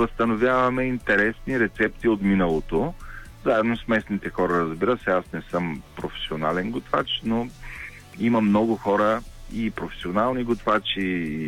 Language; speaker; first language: Bulgarian; native; Bulgarian